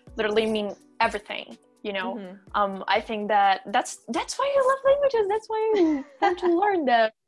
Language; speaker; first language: English; non-native, fluent; Portuguese